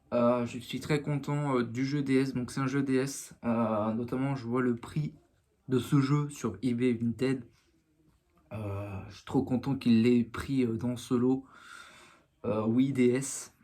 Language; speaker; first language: French; native; French